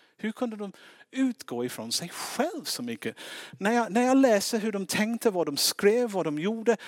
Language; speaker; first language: Swedish; non-native, fluent; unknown